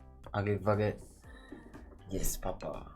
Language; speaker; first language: French; native; French